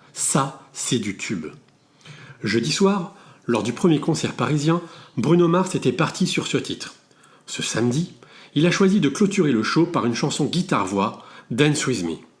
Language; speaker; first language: French; native; French